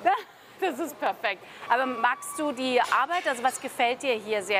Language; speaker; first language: German; native; German